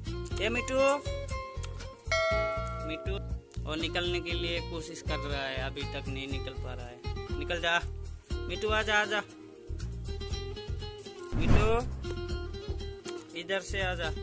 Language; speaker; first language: Hindi; non-native, local second language; Assamese